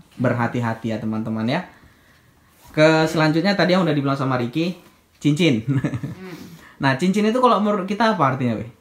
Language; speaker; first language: Indonesian; native; Indonesian